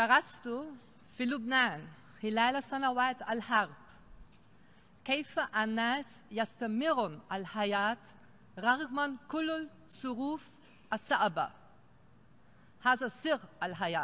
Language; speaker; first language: Arabic; non-native, fluent; German